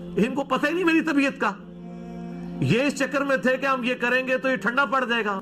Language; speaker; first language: Urdu; non-native, local second language; Punjabi